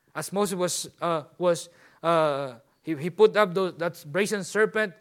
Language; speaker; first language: English; non-native, local second language; Filipino